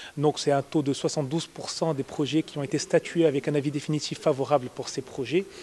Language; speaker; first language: French; non-native, local second language; Arabic